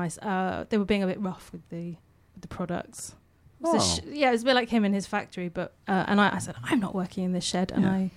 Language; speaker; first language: English; native; English